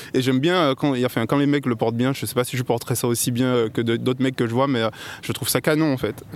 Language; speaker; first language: French; native; French